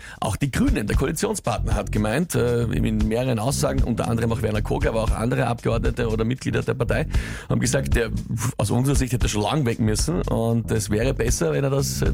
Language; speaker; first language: German; native; German